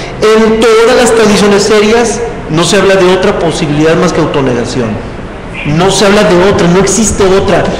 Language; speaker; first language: Spanish; native; Spanish